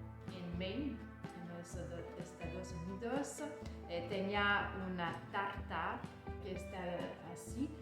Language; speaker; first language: Spanish; non-native, learner; French